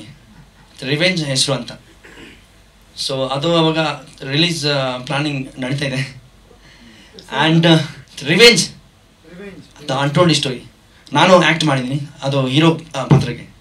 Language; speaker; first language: Kannada; non-native, learner; Hindi